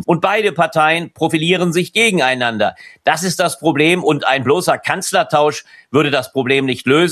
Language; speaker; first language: German; native; German